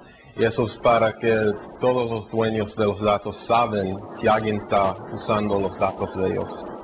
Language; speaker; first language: Spanish; early bilingual, heritage; Spanish